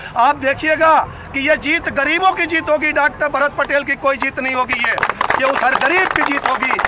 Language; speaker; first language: Hindi; native; Hindi